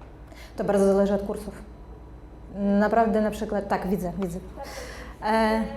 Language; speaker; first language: Polish; non-native, fluent; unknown